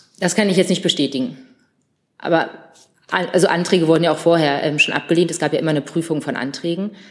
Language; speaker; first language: German; native; German